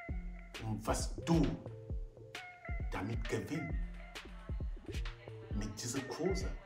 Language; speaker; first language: German; non-native, fluent; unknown